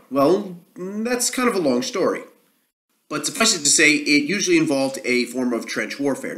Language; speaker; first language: English; native; English